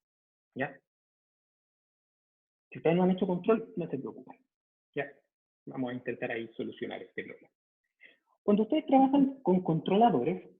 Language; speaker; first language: Spanish; native; Spanish